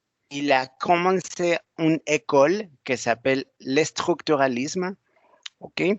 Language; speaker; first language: French; non-native, learner; Spanish